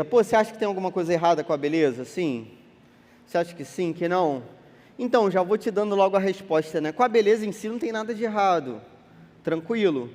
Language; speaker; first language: Portuguese; native; Portuguese